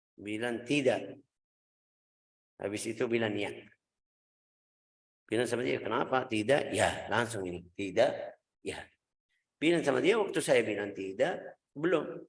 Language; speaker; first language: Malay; non-native, fluent; Arabic